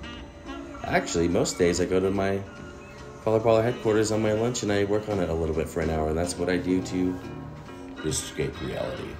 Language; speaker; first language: English; native; English